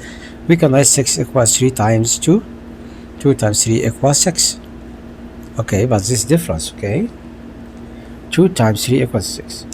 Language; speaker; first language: English; non-native, local second language; Arabic